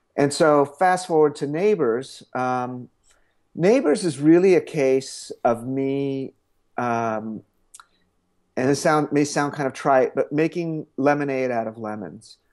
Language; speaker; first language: English; native; English